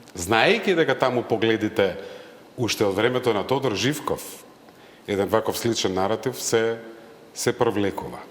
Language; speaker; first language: Macedonian; native; Macedonian